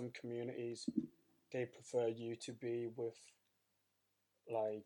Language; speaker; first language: English; native; English